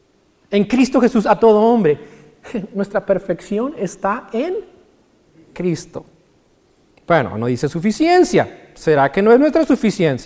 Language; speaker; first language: Spanish; native; Spanish